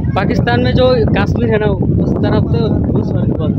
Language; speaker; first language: Hindi; non-native, learner; Bangla